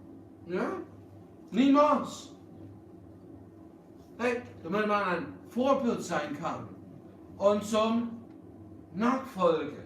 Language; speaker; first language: German; early bilingual, heritage; English